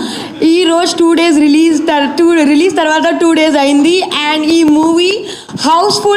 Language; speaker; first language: Telugu; non-native, learner; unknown